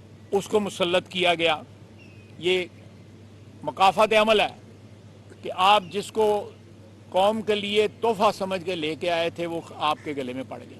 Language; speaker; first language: Urdu; non-native, local second language; Punjabi